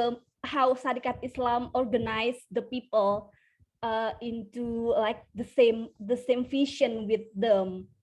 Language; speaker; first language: English; non-native, fluent; Indonesian